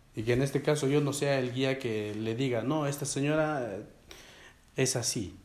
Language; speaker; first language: Spanish; non-native, local second language; Quechua